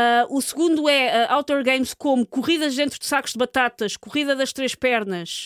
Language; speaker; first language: Portuguese; native; Portuguese